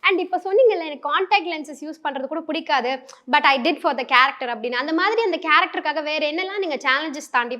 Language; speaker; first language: Tamil; native; Tamil